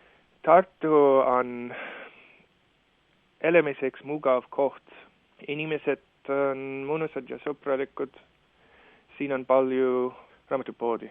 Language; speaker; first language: Estonian; non-native, fluent; English